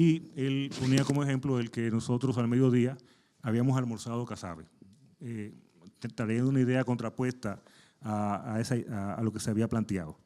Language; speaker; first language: Spanish; native; Spanish